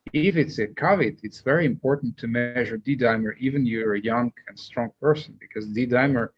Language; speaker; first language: English; non-native, fluent; Russian